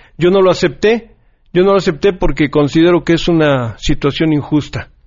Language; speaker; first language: Spanish; native; Spanish